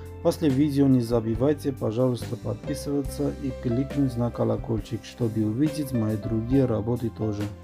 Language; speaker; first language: Russian; non-native, fluent; Armenian